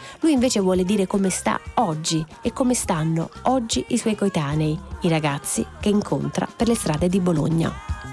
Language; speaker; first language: Italian; native; Italian